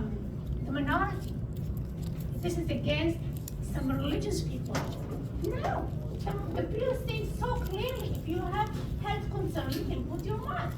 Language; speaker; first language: English; non-native, local second language; Hebrew